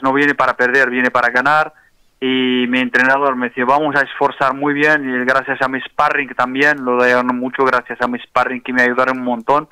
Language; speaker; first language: Spanish; non-native, fluent; Arabic